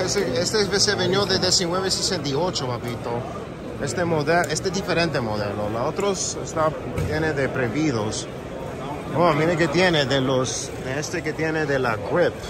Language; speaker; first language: Spanish; early bilingual, heritage; English